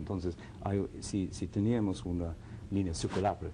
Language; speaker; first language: Spanish; non-native, fluent; English